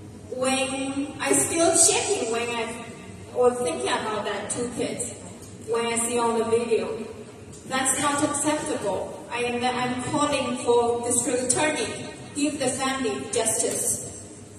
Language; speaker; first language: English; non-native, fluent; Chinese